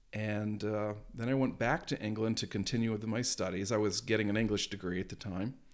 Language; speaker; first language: English; native; English